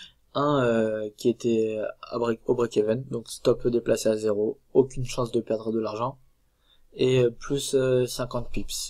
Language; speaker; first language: French; native; French